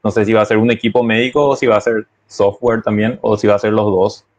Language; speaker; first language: Spanish; native; Spanish